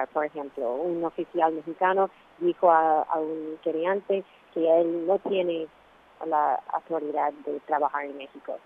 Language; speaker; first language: Spanish; non-native, fluent; English